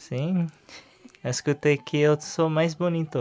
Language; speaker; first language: Portuguese; non-native, learner; English